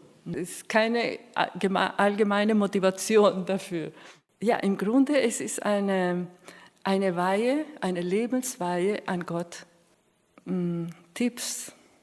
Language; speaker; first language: German; non-native, fluent; Spanish